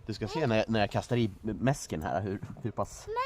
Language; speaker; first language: Swedish; non-native, fluent; English